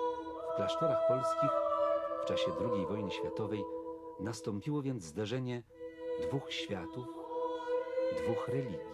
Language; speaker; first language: Polish; native; Polish